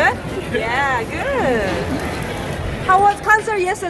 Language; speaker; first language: English; non-native, learner; Korean